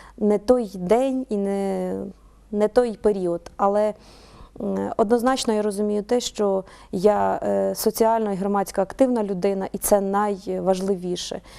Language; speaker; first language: Ukrainian; native; Ukrainian